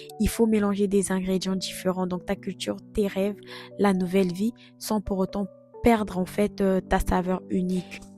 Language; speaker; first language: French; non-native, local second language; Lingala